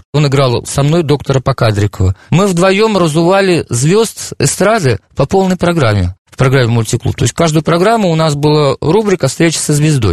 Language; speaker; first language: Russian; native; Russian